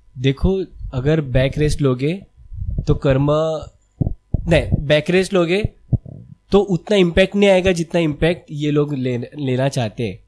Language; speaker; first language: Hindi; non-native, local second language; Marathi